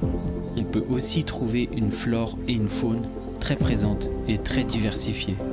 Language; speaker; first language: French; native; French